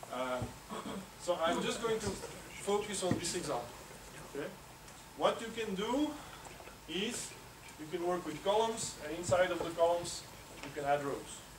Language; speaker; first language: English; non-native, fluent; Dutch